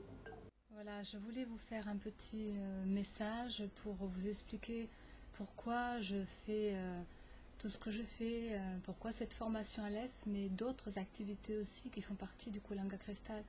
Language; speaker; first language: French; native; French